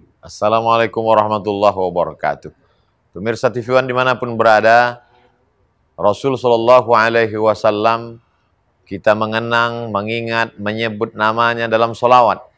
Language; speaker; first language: Malay; native; Malay